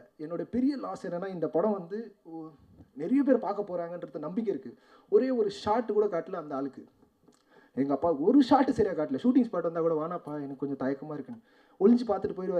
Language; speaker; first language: Tamil; native; Tamil